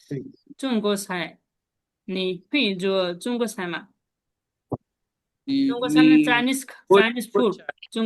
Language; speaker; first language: Chinese; non-native, learner; English